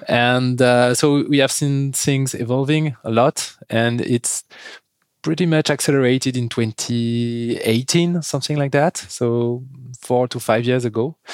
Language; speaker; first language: English; non-native, fluent; French